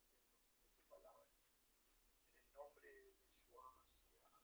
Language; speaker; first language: Spanish; native; Spanish